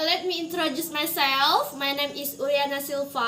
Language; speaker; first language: English; non-native, learner; Indonesian